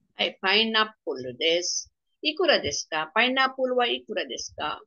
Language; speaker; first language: Japanese; non-native, fluent; Filipino